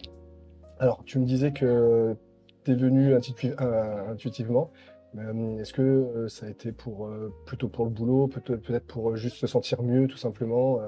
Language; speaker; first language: French; native; French